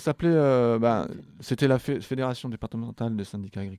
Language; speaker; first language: French; native; French